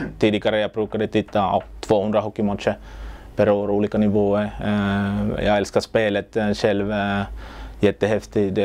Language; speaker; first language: Swedish; non-native, local second language; Finnish